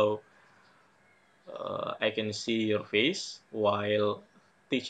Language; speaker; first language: English; non-native, fluent; Indonesian